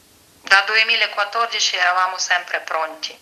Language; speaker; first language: Italian; non-native, fluent; Ukrainian